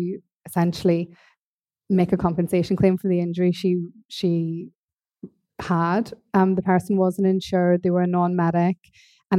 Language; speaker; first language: English; native; English